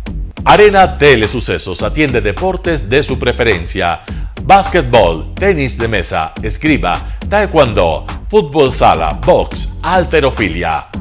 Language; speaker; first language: Spanish; native; Spanish